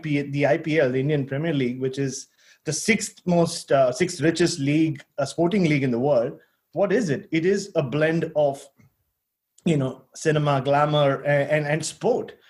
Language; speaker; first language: English; non-native, local second language; Tamil